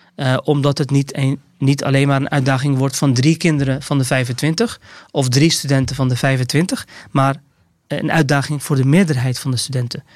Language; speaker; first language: Dutch; early bilingual, other home language; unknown